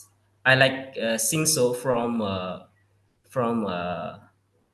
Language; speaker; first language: English; non-native, learner; Khmer